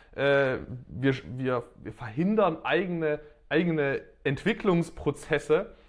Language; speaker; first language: German; native; German